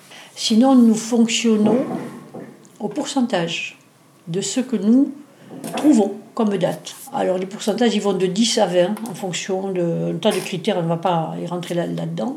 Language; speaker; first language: French; native; French